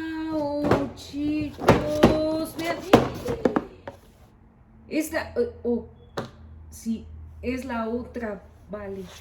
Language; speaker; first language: Spanish; native; Spanish